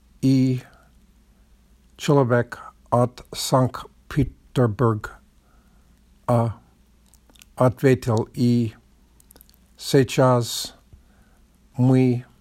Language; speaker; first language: Russian; non-native, learner; English